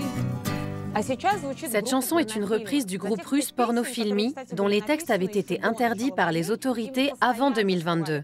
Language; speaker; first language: French; native; French